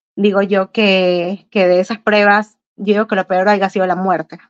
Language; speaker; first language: Spanish; native; Spanish